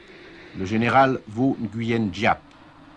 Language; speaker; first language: French; native; French